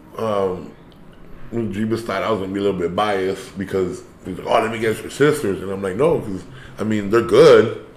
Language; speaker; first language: English; early bilingual, other home language; Spanish